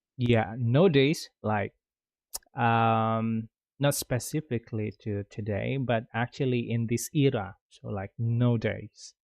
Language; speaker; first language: English; non-native, fluent; Indonesian